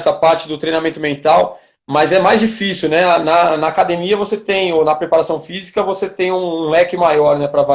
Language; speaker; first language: Portuguese; native; Portuguese